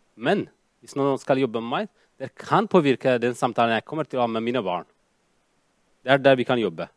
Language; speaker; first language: Norwegian; non-native, fluent; Amharic